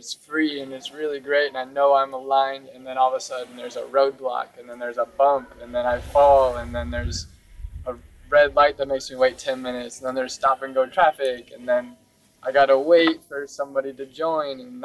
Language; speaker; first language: English; native; English